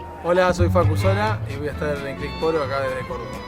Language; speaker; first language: Spanish; native; Spanish